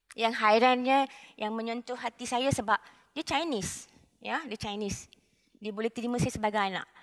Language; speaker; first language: Malay; non-native, local second language; Tamil